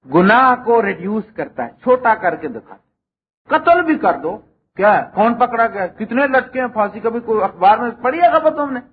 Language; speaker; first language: Urdu; non-native, local second language; Punjabi